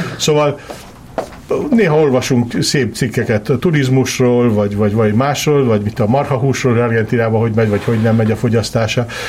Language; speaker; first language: Hungarian; early bilingual, heritage; Hungarian